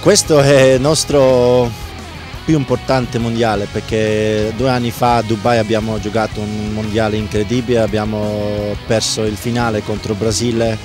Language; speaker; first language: Italian; non-native, learner; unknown